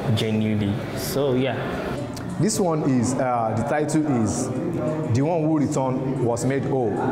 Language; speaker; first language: English; non-native, local second language; Yoruba